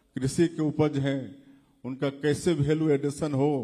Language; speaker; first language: Hindi; native; Hindi